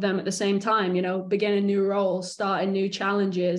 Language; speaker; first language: English; native; English